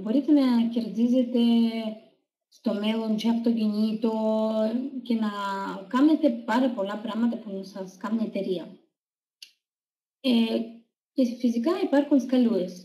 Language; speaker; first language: Greek; non-native, learner; Russian